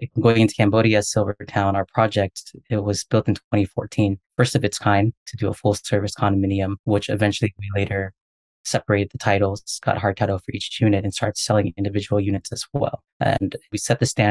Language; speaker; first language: English; native; English